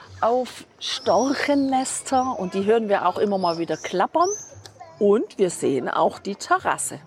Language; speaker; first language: German; native; German